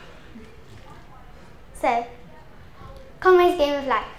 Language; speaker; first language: English; native; English